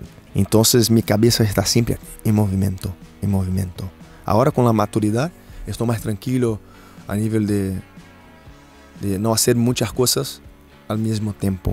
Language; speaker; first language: Spanish; non-native, fluent; Portuguese